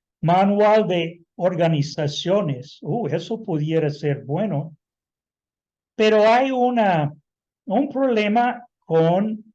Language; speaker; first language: Spanish; non-native, fluent; English